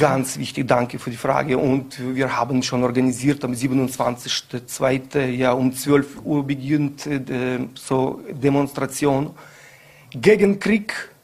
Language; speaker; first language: German; non-native, learner; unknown